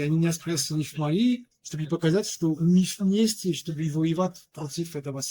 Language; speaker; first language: Russian; non-native, learner; French